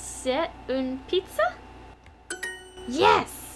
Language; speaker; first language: French; non-native, learner; English